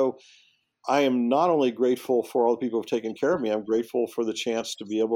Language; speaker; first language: English; native; English